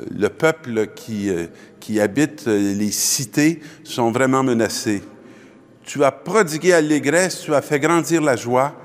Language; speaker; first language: French; native; French